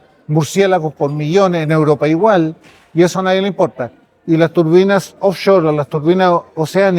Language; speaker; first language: Spanish; native; Spanish